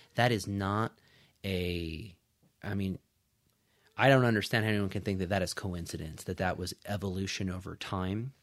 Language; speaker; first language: English; native; English